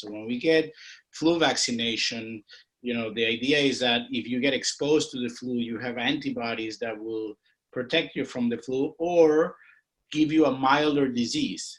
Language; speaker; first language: English; non-native, fluent; Spanish